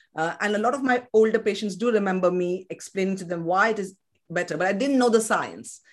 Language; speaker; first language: English; non-native, local second language; Kannada